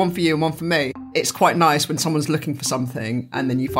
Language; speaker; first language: English; native; English